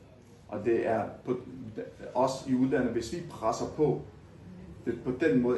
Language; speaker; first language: Danish; early bilingual, other home language; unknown